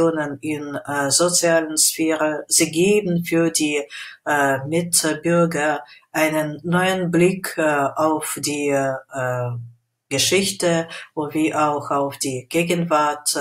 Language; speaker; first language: German; non-native, fluent; Russian